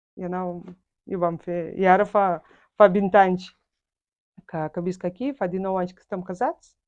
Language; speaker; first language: Catalan; non-native, fluent; Buriat